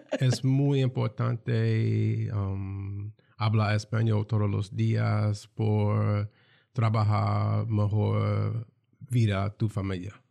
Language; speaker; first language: Spanish; non-native, learner; English